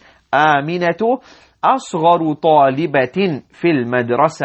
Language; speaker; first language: Arabic; non-native, fluent; English